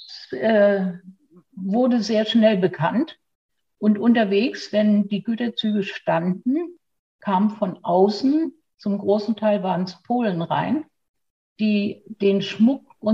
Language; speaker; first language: German; native; German